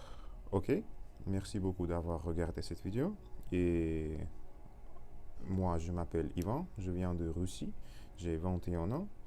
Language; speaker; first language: French; non-native, learner; Russian